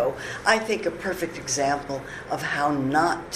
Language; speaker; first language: English; native; English